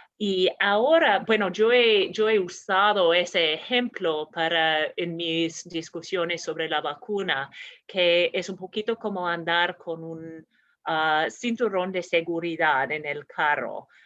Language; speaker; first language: Spanish; non-native, fluent; English